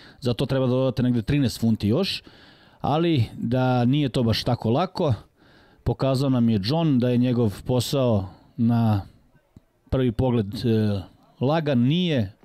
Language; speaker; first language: Serbian; native; Serbian